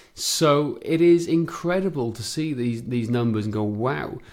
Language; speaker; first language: English; native; English